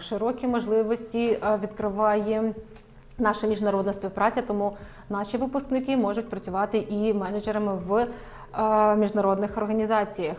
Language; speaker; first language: Ukrainian; native; Ukrainian